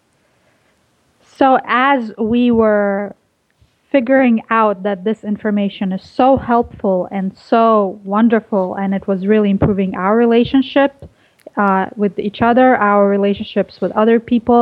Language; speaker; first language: English; early bilingual, other home language; Russian